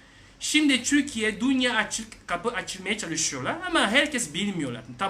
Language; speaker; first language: Turkish; non-native, learner; French